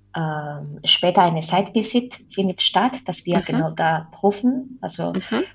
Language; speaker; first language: German; non-native, fluent; Spanish